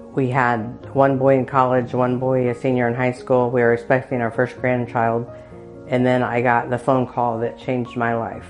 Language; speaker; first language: English; native; English